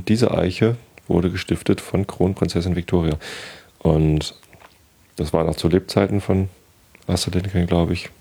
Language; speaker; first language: German; native; German